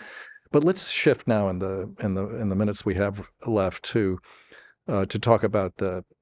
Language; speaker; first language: English; native; English